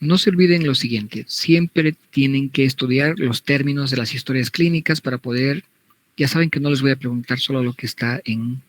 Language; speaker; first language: Spanish; native; Spanish